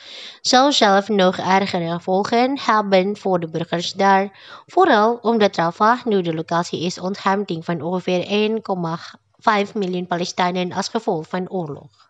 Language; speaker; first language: Dutch; non-native, fluent; Indonesian